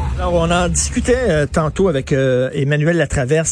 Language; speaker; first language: French; native; French